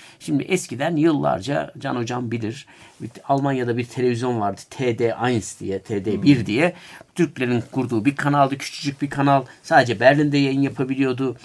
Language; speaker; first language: Turkish; native; Turkish